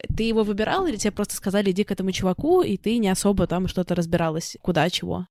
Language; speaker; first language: Russian; native; Russian